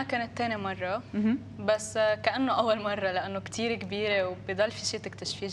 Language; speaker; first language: Arabic; native; Arabic